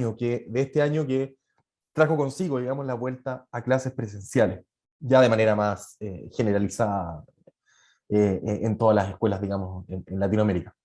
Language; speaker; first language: Spanish; native; Spanish